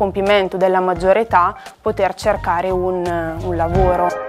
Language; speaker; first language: Italian; native; Italian